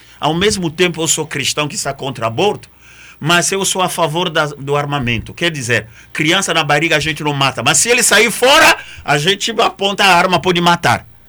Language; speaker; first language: Portuguese; non-native, fluent; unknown